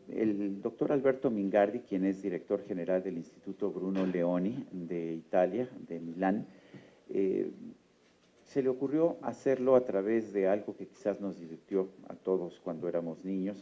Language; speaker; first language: Spanish; native; Spanish